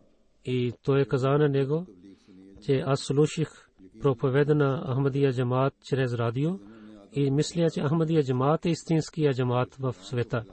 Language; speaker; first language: Bulgarian; non-native, fluent; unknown